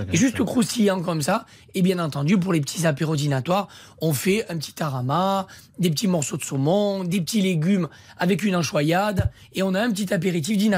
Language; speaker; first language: French; native; French